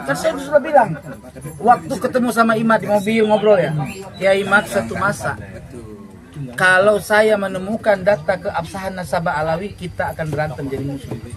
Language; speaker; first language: Indonesian; native; Indonesian